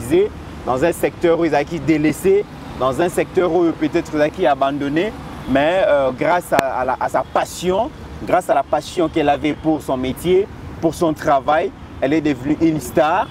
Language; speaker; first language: French; non-native, local second language; Lingala